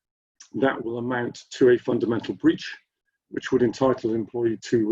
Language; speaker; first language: English; native; English